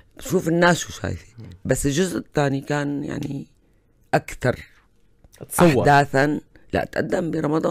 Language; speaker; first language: Arabic; native; Arabic